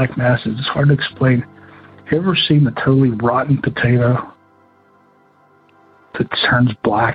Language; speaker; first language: English; native; English